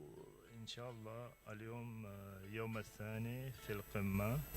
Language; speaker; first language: Arabic; non-native, learner; Uzbek